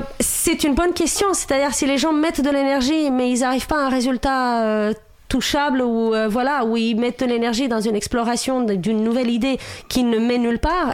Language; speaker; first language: French; non-native, fluent; Romanian